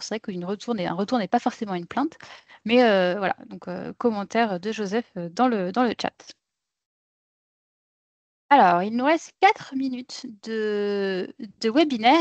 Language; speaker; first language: French; native; French